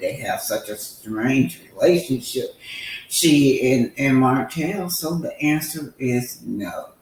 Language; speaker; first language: English; native; English